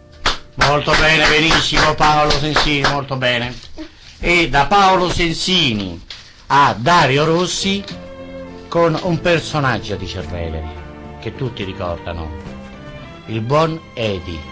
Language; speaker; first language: Italian; native; Italian